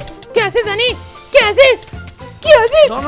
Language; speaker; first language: Spanish; native; Spanish